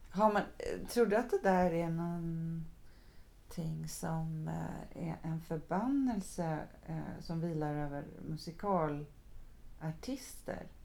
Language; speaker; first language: Swedish; native; Swedish